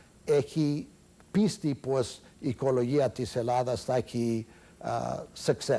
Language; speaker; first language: Greek; early bilingual, heritage; Greek